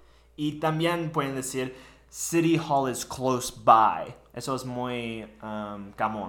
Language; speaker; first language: Spanish; non-native, fluent; English